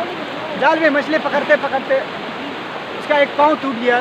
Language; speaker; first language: Hindi; non-native, local second language; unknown